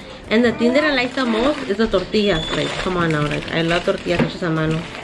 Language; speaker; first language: English; early bilingual, other home language; Spanish